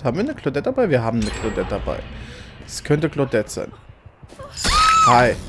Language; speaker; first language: German; native; German